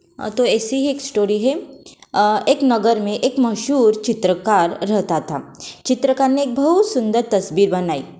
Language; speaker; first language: Hindi; non-native, local second language; Marathi